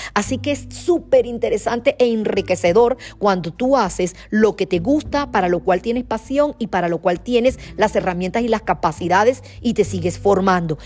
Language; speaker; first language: Spanish; native; Spanish